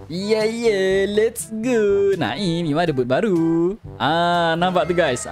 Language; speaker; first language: English; non-native, local second language; Malay